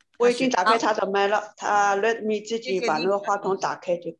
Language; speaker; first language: Chinese; native; Chinese